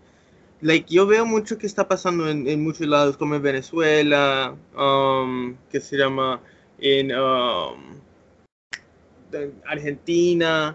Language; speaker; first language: Spanish; early bilingual, heritage; English